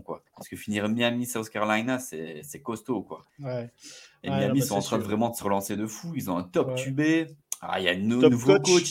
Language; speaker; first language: French; native; French